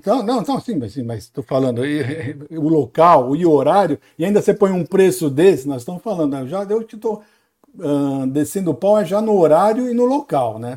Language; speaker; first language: Portuguese; native; Portuguese